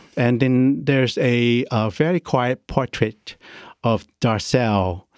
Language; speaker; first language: English; non-native, local second language; Cantonese